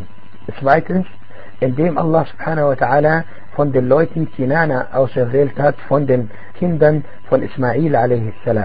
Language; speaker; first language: German; non-native, fluent; Arabic